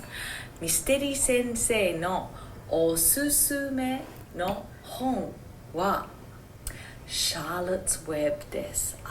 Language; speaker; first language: Japanese; non-native, fluent; English